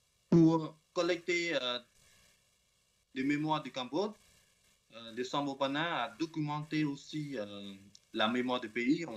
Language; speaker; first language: French; non-native, learner; Khmer